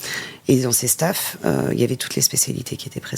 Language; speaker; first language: French; native; French